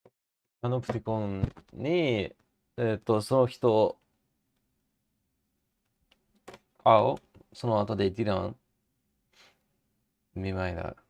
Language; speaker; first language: Japanese; non-native, learner; English